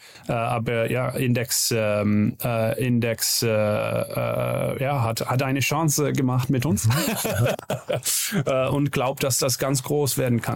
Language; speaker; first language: German; non-native, learner; Dutch